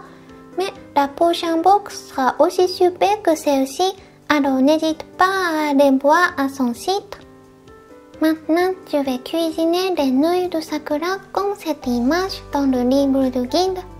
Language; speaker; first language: French; non-native, fluent; Japanese